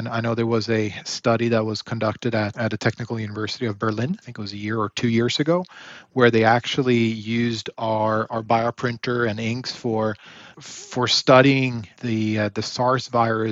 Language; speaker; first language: English; native; English